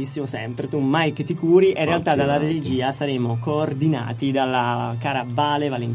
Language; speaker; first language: Italian; native; Italian